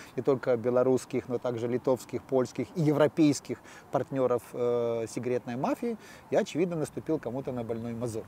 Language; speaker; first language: Russian; native; Russian